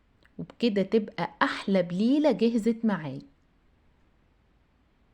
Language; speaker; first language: Arabic; native; Arabic